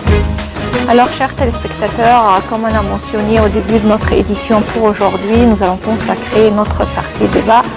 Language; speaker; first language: French; non-native, local second language; Arabic